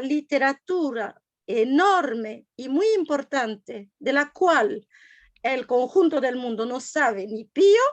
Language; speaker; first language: Spanish; non-native, fluent; French